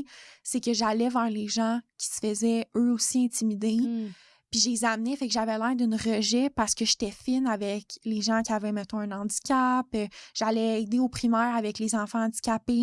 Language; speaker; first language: French; native; French